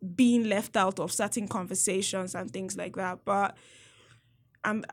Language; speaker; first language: English; non-native, local second language; Yoruba